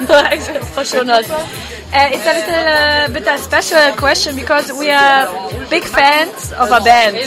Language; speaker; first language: English; non-native, learner; German